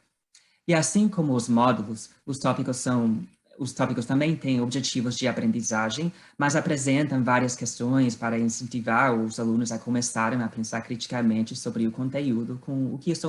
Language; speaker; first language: Portuguese; non-native, fluent; English